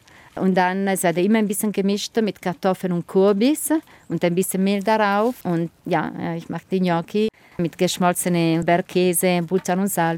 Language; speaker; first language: German; non-native, fluent; Italian